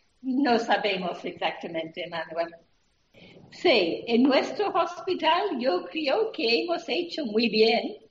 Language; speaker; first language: Spanish; non-native, fluent; English